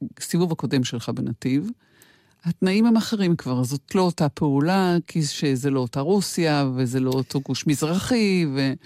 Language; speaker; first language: Hebrew; native; Hebrew